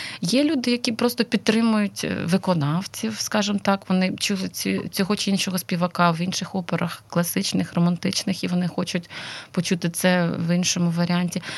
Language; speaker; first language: Ukrainian; non-native, local second language; Russian